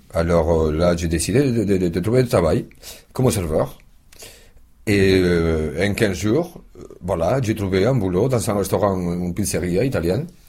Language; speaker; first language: French; non-native, fluent; Spanish